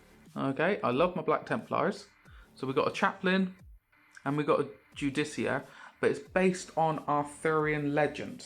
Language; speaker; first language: English; native; English